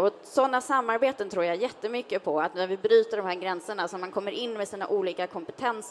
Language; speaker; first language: Swedish; native; Swedish